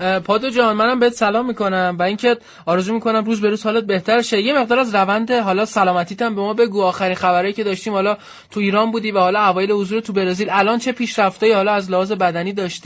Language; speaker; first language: Persian; native; Persian